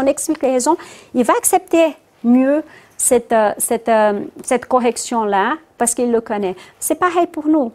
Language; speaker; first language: French; non-native, fluent; Portuguese